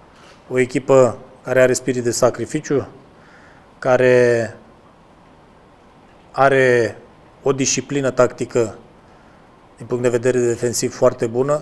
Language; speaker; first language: Romanian; native; Romanian